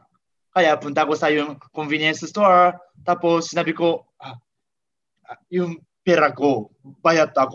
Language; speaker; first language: Filipino; non-native, learner; Japanese